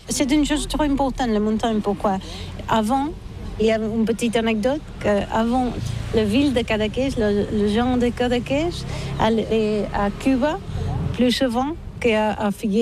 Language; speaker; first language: French; non-native, learner; Catalan